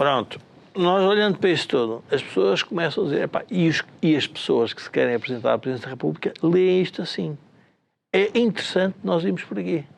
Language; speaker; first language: Portuguese; native; Portuguese